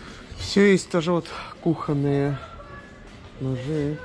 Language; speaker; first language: Russian; native; Russian